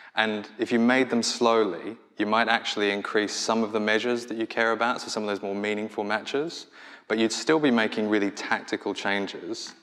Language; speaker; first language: English; native; English